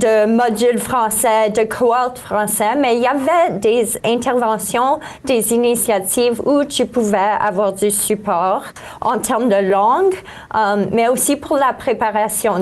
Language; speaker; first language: French; native; French